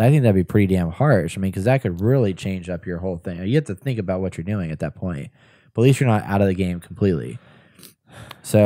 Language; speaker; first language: English; native; English